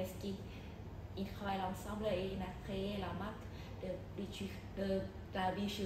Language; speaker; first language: French; non-native, fluent; Thai